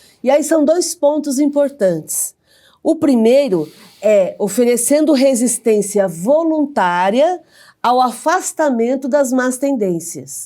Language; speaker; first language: Portuguese; native; Portuguese